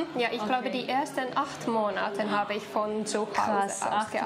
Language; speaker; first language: German; non-native, fluent; Finnish